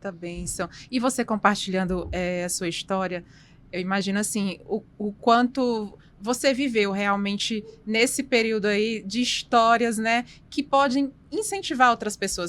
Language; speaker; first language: Portuguese; native; Portuguese